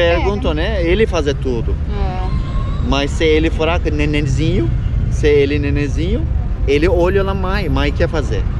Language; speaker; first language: Portuguese; non-native, learner; Turkish